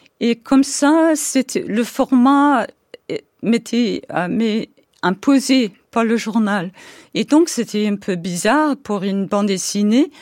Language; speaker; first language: French; non-native, fluent; English